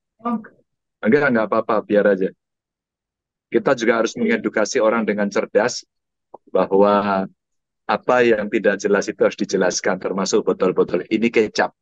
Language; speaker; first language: Indonesian; native; Indonesian